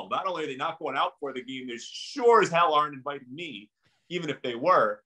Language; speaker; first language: English; native; English